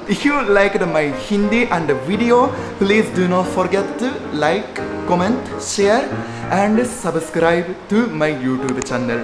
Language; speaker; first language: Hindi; non-native, fluent; Japanese